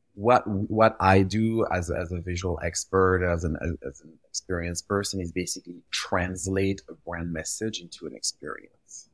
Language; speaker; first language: English; early bilingual, other home language; French